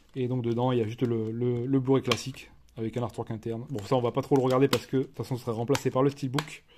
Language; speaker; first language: French; native; French